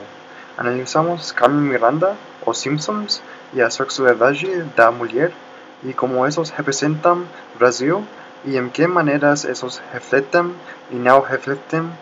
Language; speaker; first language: Portuguese; non-native, learner; Spanish